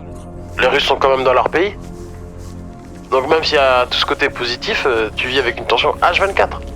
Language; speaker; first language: French; native; French